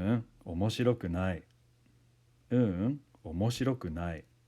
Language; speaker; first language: Japanese; non-native, fluent; English